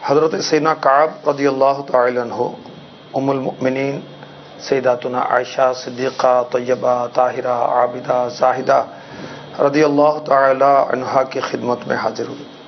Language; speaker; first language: Urdu; native; Urdu